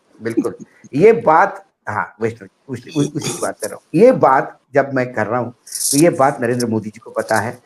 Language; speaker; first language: Hindi; non-native, local second language; Marathi